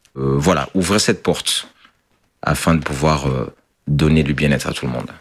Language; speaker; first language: French; non-native, fluent; Portuguese